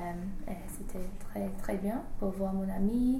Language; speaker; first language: French; non-native, fluent; English